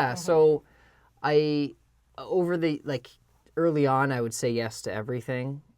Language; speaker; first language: English; native; English